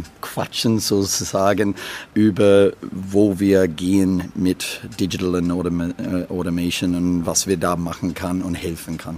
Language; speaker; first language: German; non-native, learner; English